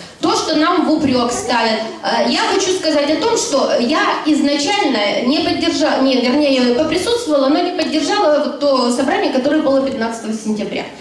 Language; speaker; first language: Russian; native; Russian